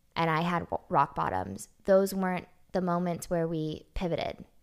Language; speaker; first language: English; native; English